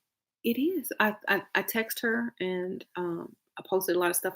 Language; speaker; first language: English; native; English